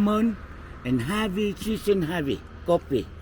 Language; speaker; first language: English; non-native, learner; Vietnamese